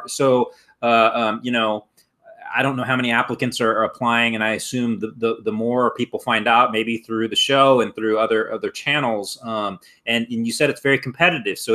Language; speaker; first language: English; native; English